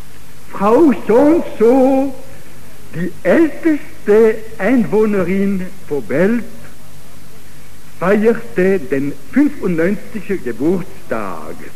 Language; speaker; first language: German; non-native, fluent; Italian